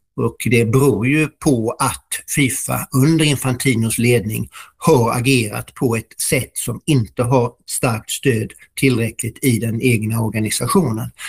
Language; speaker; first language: Swedish; native; Swedish